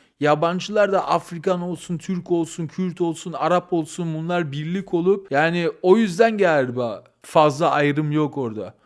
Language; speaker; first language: Turkish; early bilingual, heritage; Turkish